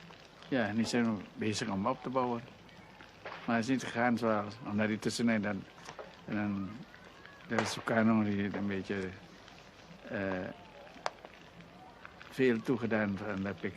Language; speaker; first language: Dutch; non-native, local second language; Minangkabau